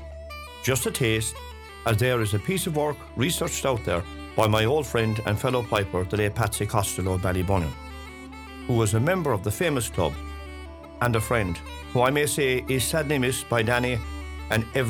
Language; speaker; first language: English; native; English